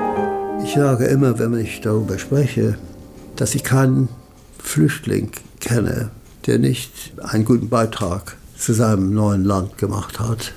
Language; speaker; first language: German; early bilingual, heritage; German